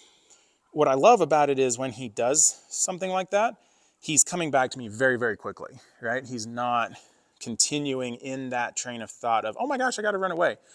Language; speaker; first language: English; native; English